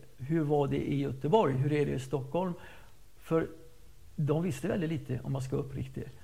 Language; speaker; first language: Swedish; native; Swedish